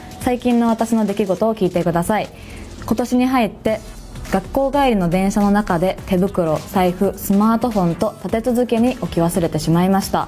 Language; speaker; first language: Japanese; native; Japanese